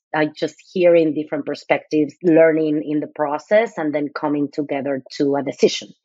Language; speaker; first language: English; non-native, fluent; Spanish